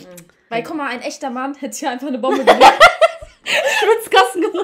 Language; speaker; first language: German; early bilingual, other home language; Albanian